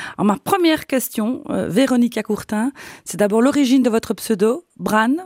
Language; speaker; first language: French; native; French